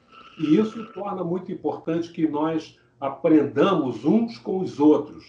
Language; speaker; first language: Portuguese; native; Portuguese